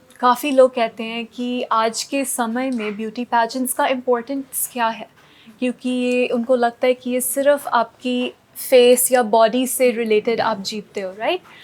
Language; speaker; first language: Hindi; non-native, local second language; Punjabi